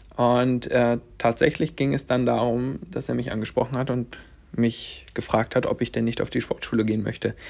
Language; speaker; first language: German; native; German